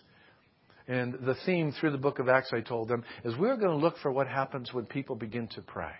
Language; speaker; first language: English; native; English